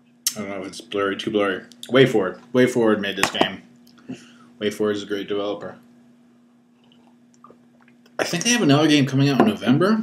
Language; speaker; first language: English; native; English